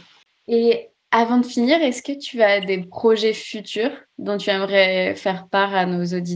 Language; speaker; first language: French; native; French